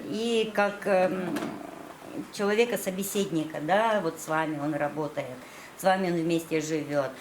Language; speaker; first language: Russian; native; Russian